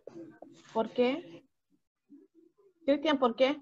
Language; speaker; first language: Spanish; native; Spanish